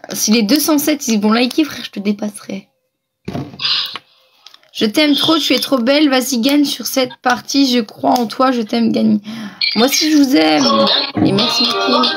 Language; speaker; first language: French; native; French